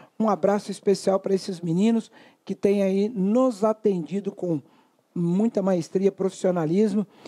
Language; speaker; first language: Portuguese; native; Portuguese